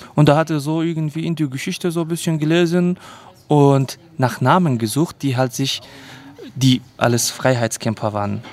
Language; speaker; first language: German; early bilingual, other home language; Kurdish